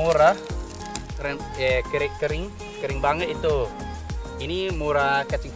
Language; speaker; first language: Indonesian; non-native, learner; English